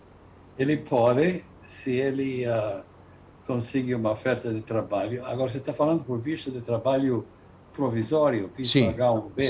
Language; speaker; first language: Portuguese; non-native, fluent; English